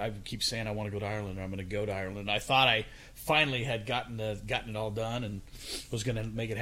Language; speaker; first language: English; native; English